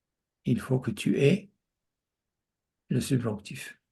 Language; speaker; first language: French; non-native, fluent; English